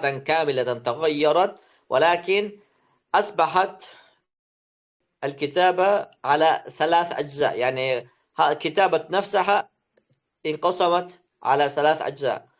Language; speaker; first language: Arabic; non-native, fluent; Uzbek